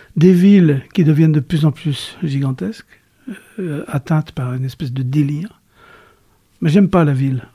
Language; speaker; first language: French; native; French